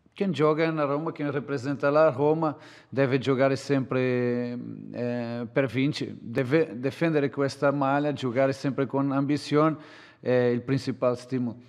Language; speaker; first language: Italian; non-native, learner; Portuguese